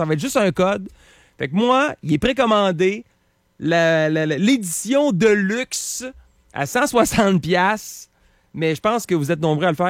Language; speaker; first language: French; native; French